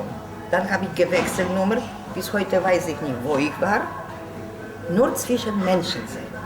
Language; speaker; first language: German; non-native, learner; Polish